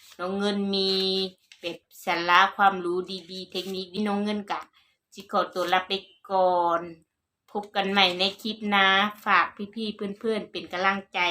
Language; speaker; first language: Thai; non-native, local second language; Northeastern Thai